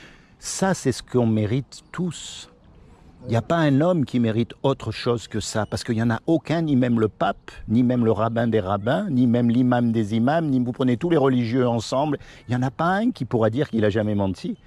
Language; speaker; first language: French; native; French